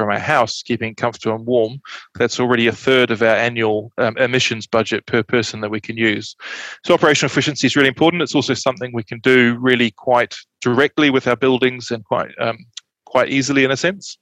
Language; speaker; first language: English; native; English